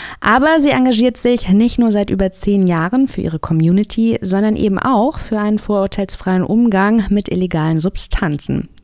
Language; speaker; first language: German; native; German